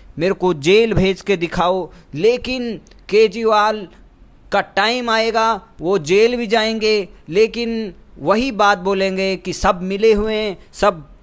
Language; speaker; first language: Hindi; native; Hindi